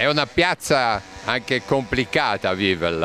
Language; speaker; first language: Italian; native; Italian